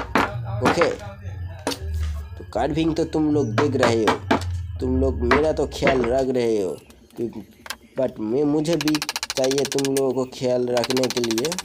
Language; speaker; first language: Hindi; non-native, local second language; Bangla